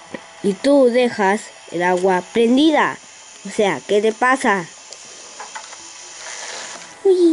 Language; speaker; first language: Spanish; native; Spanish